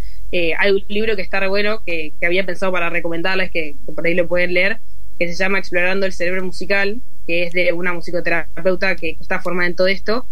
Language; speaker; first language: Spanish; native; Spanish